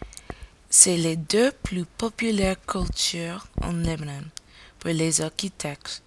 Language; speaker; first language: French; non-native, learner; English